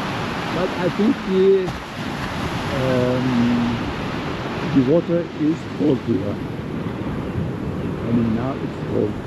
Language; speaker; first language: English; non-native, learner; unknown